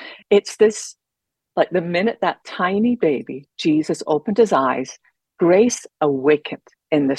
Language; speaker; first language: English; native; English